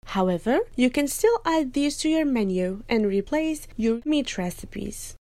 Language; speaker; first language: English; non-native, fluent; French